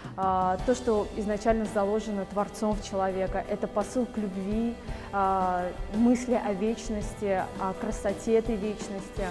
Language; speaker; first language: Russian; native; Russian